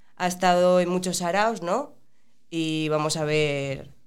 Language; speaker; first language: Spanish; native; Spanish